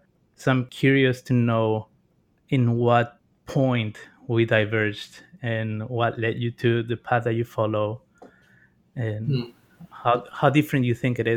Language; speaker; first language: English; non-native, fluent; Spanish